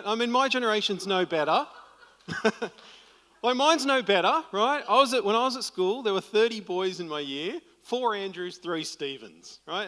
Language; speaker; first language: English; native; English